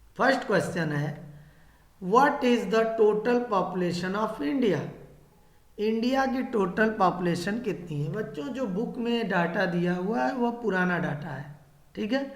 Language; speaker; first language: Hindi; native; Hindi